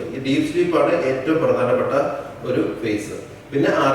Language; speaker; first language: Malayalam; native; Malayalam